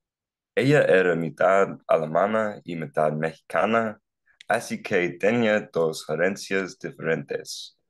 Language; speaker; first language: Spanish; non-native, learner; English